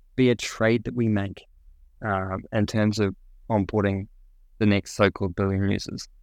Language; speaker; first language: English; native; English